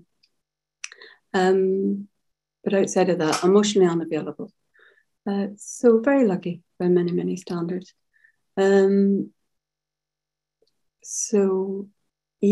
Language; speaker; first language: English; native; English